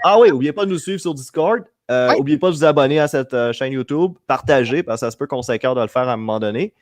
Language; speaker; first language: French; native; French